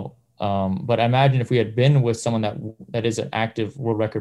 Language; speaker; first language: English; native; English